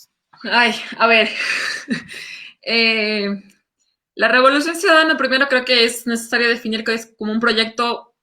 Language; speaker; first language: Spanish; native; Spanish